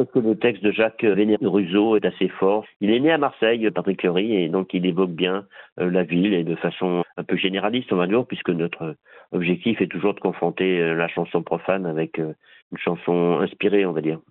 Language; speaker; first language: French; native; French